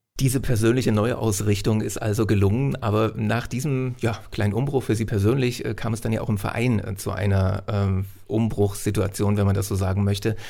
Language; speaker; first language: German; native; German